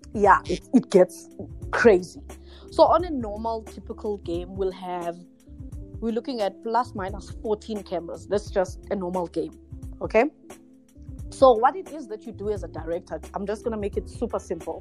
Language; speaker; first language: English; non-native, local second language; Zulu